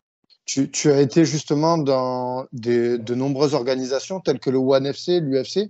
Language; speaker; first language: French; native; French